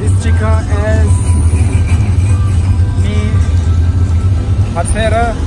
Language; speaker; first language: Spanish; non-native, learner; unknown